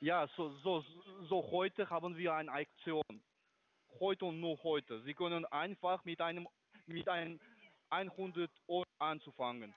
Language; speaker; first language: German; non-native, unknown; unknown